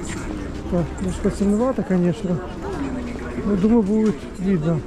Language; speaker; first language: Russian; native; Russian